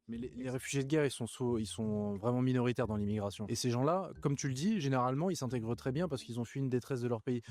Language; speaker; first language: French; native; French